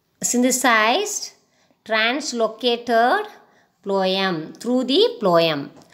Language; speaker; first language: English; non-native, local second language; Tamil